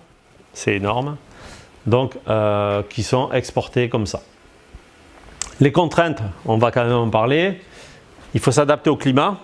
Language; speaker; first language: French; native; French